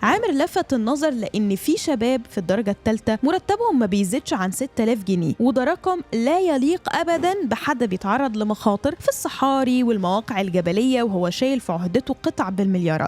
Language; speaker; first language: Arabic; native; Arabic